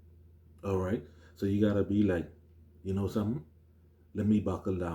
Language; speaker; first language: English; native; English